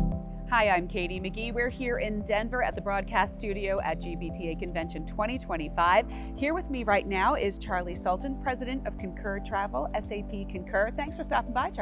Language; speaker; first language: English; native; English